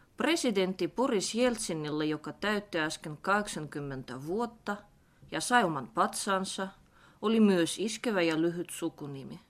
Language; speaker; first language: Finnish; non-native, fluent; Russian